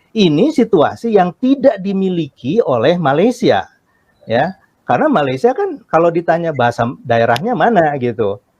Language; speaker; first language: Indonesian; native; Indonesian